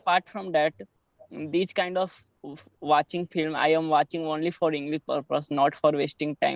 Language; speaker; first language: English; non-native, learner; Hindi